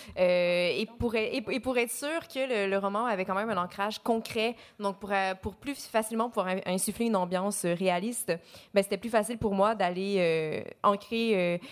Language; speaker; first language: French; native; French